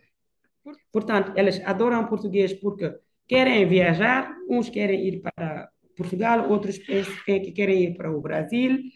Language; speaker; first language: Portuguese; non-native, fluent; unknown